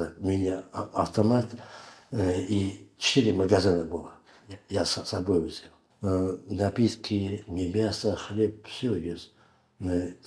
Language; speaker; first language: Russian; non-native, learner; Uzbek